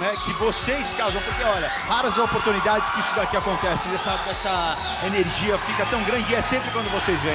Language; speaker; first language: Portuguese; native; Portuguese